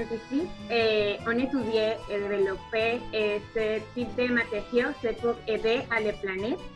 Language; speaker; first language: French; non-native, learner; Spanish